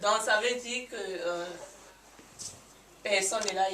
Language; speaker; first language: French; non-native, learner; English